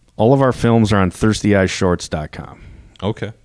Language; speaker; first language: English; native; English